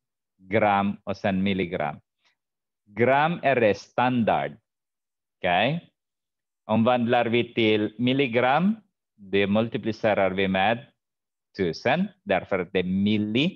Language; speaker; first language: Swedish; non-native, fluent; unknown